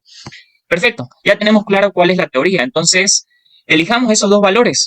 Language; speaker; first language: Spanish; native; Spanish